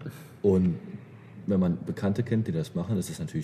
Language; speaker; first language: German; native; German